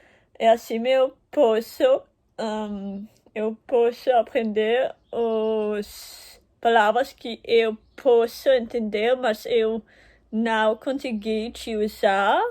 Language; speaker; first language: Portuguese; non-native, learner; German